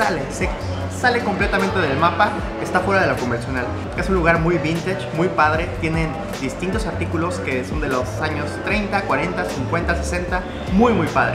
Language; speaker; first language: Spanish; native; Spanish